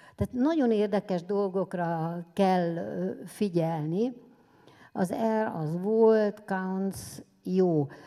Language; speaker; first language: Hungarian; native; Hungarian